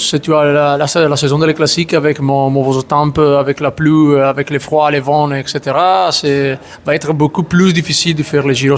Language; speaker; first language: French; non-native, learner; Italian